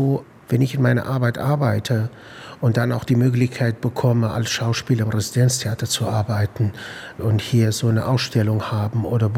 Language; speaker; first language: German; non-native, fluent; Arabic